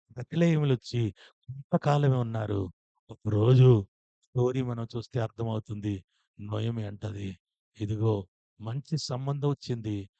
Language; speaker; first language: Telugu; non-native, fluent; Odia